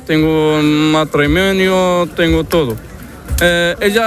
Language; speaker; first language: Spanish; non-native, learner; Arabic